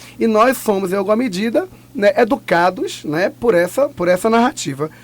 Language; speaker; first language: Portuguese; native; Portuguese